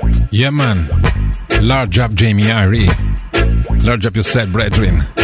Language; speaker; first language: English; non-native, fluent; Italian